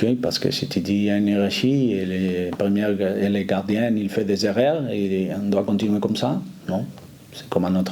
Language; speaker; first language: French; non-native, fluent; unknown